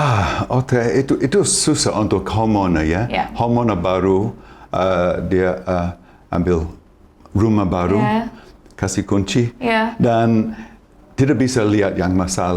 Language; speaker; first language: Indonesian; non-native, fluent; English